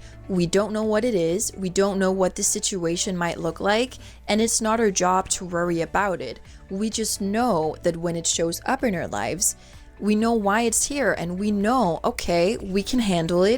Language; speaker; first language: English; non-native, fluent; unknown